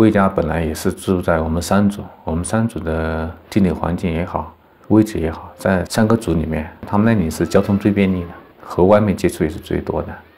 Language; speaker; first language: Chinese; native; Chinese